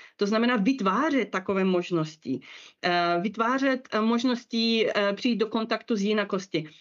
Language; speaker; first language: Czech; non-native, fluent; Russian